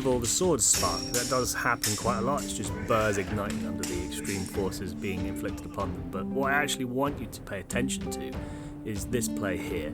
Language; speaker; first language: English; native; English